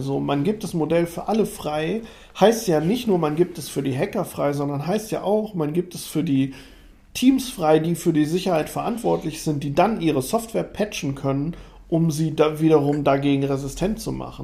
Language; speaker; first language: German; native; German